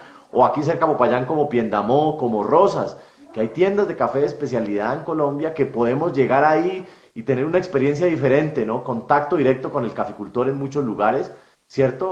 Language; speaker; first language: Spanish; native; Spanish